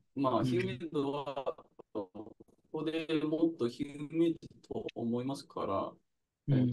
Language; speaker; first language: Japanese; non-native, fluent; English